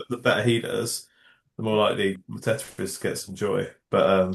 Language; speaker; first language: English; native; English